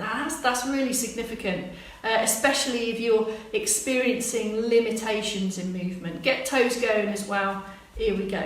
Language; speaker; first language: English; native; English